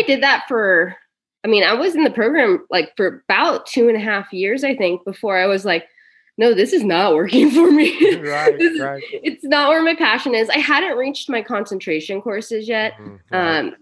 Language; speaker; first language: English; native; English